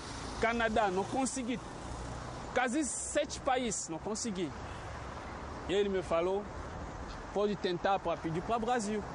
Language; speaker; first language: Portuguese; non-native, learner; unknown